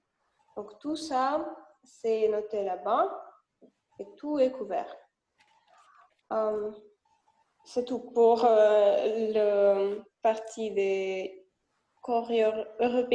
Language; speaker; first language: French; non-native, learner; Russian